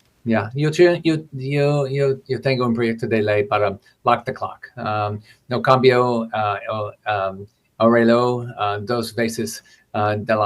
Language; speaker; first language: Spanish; non-native, learner; English